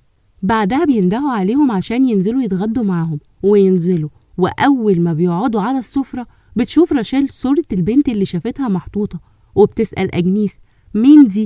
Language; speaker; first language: Arabic; native; Arabic